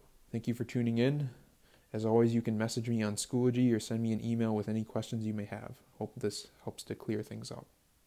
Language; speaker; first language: English; native; English